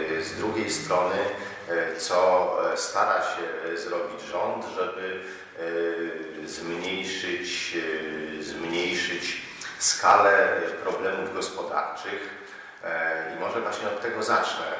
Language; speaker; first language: Polish; native; Polish